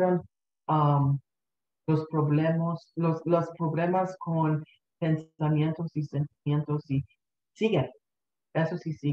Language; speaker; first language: Spanish; early bilingual, heritage; Spanish